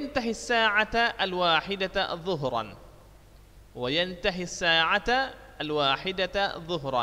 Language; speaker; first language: Arabic; non-native, fluent; Indonesian